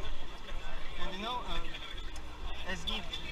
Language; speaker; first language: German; non-native, learner; Russian